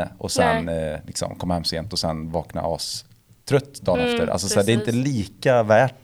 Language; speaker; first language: Swedish; native; Swedish